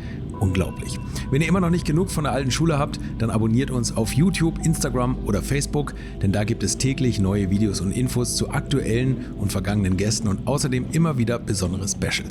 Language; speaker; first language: German; native; German